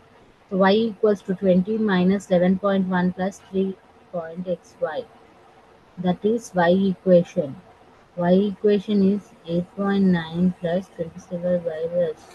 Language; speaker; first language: English; non-native, local second language; Telugu